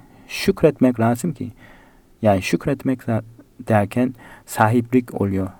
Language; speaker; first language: Turkish; non-native, fluent; Korean